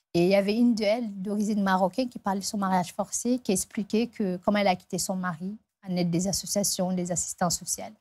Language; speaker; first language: French; non-native, local second language; Fula